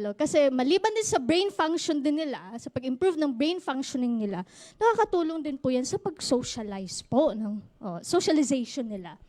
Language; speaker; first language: Filipino; non-native, local second language; Cebuano